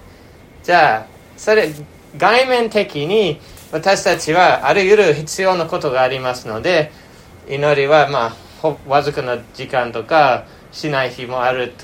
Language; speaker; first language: Japanese; non-native, fluent; English